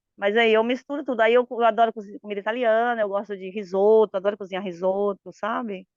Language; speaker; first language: Portuguese; native; Portuguese